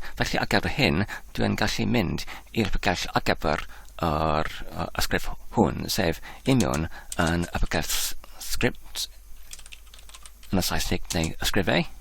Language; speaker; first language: Welsh; non-native, fluent; English